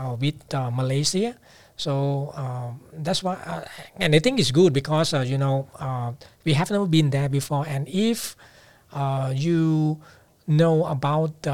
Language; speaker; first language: English; non-native, fluent; Thai